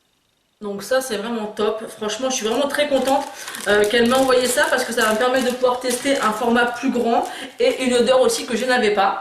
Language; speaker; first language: French; native; French